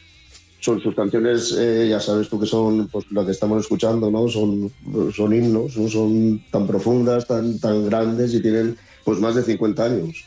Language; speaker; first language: Spanish; native; Spanish